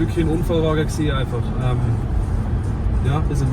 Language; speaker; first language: German; native; German